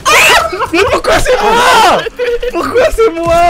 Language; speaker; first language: French; native; French